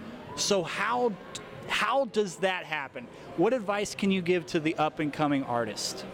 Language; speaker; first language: English; native; English